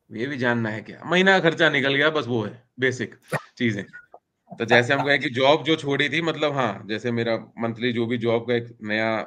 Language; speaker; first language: Hindi; native; Hindi